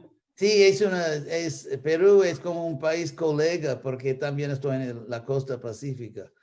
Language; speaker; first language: Spanish; non-native, fluent; English